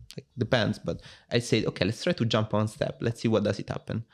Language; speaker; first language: English; non-native, fluent; Italian